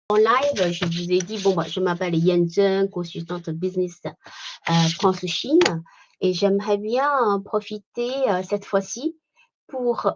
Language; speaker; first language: French; non-native, fluent; Chinese